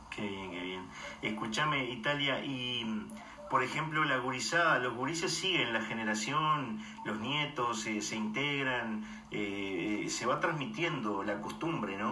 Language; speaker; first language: Spanish; native; Spanish